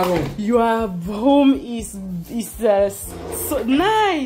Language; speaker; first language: English; non-native, learner; French